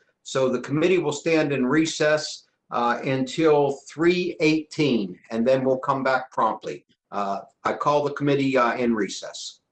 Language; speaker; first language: English; native; English